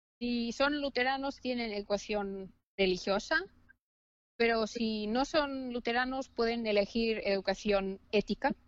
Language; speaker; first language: Spanish; non-native, fluent; Finnish